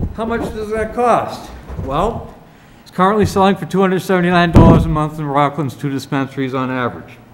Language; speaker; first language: English; native; English